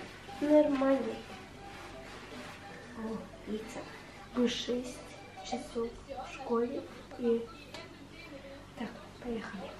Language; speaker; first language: Russian; early bilingual, heritage; Russian